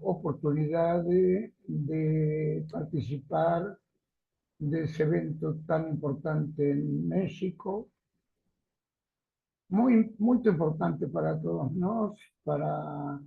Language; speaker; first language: Portuguese; non-native, learner; Spanish